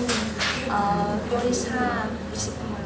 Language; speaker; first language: Korean; non-native, learner; Vietnamese